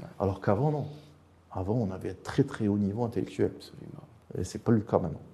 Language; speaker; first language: French; non-native, local second language; Arabic